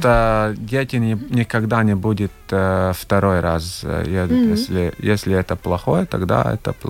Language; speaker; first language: Russian; non-native, local second language; Latvian